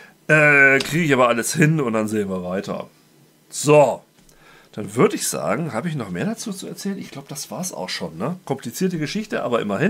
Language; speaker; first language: German; native; German